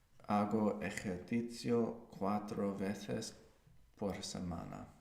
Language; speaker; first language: Spanish; non-native, learner; English